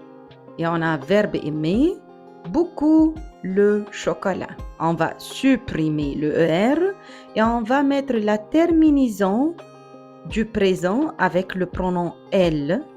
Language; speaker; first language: French; non-native, fluent; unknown